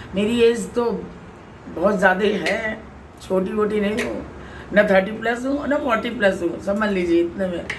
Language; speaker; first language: Hindi; native; Hindi